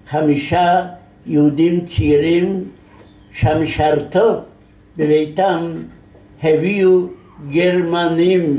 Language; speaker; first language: Hebrew; non-native, fluent; Yiddish